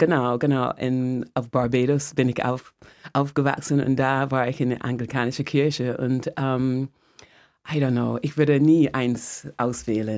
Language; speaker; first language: German; non-native, fluent; English